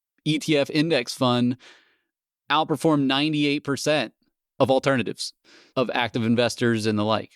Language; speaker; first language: English; native; English